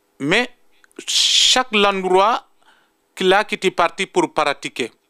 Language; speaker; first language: French; non-native, local second language; Fula